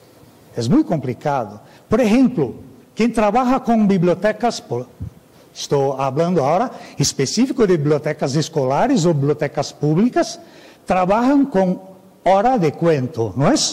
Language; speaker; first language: Spanish; non-native, fluent; Portuguese